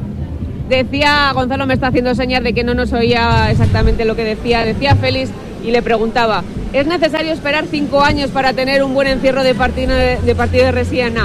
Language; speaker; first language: Spanish; native; Spanish